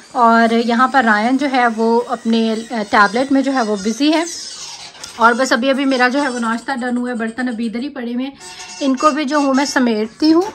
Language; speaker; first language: Urdu; native; Urdu